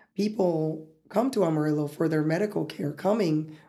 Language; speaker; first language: English; early bilingual, other home language; Spanish